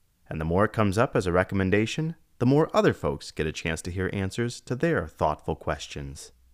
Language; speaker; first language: English; native; English